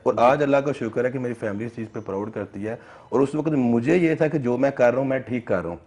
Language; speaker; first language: Urdu; non-native, local second language; Punjabi